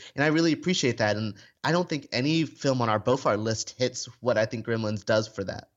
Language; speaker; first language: English; native; English